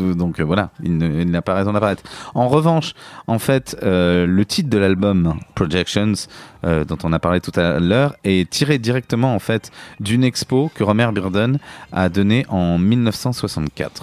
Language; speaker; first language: French; native; French